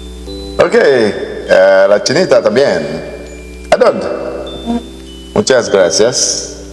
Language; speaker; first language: Spanish; non-native, learner; Haitian Creole